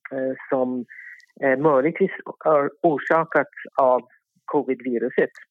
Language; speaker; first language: Swedish; non-native, fluent; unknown